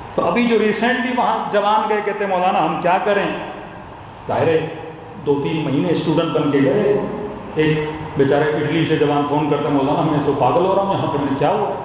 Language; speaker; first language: Urdu; early bilingual, heritage; Urdu